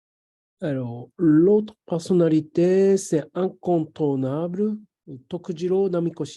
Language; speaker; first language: French; non-native, fluent; Japanese